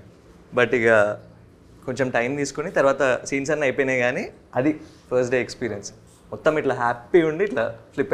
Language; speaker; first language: Telugu; native; Telugu